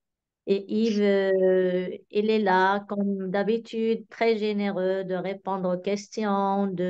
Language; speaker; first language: French; non-native, local second language; Arabic